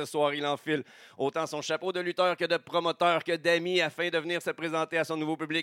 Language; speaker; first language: French; native; French